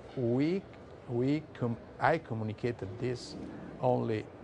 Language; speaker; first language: English; non-native, learner; Italian